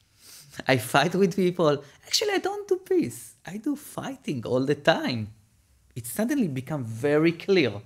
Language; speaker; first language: English; non-native, fluent; Hebrew